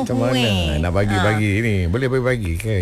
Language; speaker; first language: Malay; native; Malay